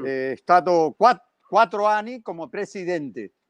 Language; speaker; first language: Italian; early bilingual, heritage; Spanish